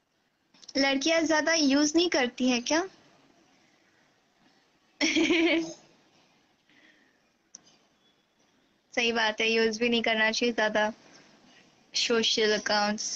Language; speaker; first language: Hindi; native; Hindi